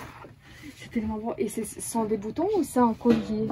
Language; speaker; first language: French; non-native, fluent; Russian